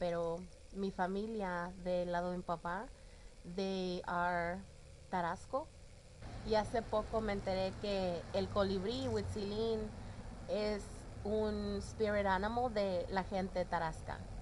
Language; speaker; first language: Spanish; early bilingual, heritage; Spanish